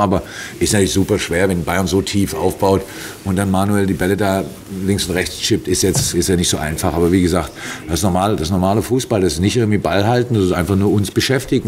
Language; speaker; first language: German; native; German